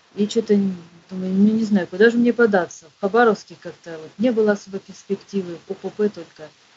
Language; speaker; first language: Russian; native; Russian